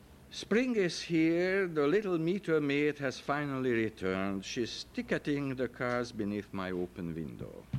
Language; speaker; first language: English; non-native, fluent; Hungarian